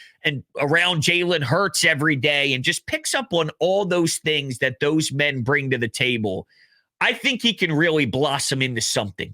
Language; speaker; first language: English; native; English